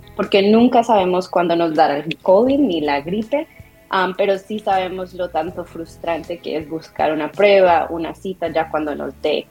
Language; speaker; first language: Spanish; native; Spanish